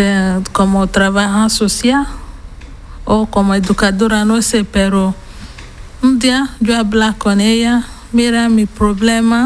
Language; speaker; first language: Spanish; non-native, learner; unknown